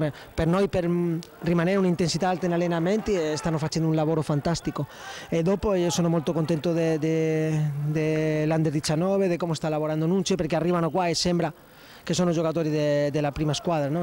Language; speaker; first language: Italian; non-native, fluent; Spanish